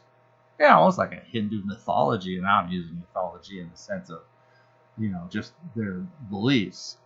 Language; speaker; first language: English; native; English